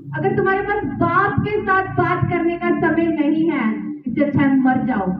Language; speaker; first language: Hindi; native; Hindi